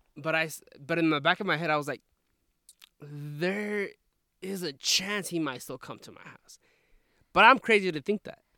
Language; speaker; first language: English; early bilingual, other home language; Spanish